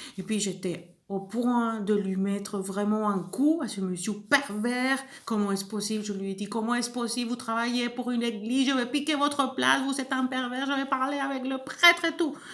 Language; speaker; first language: French; non-native, fluent; Spanish